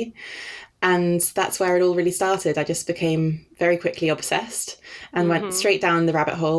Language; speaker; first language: English; non-native, fluent; Danish